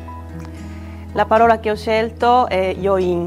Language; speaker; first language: Italian; non-native, fluent; Japanese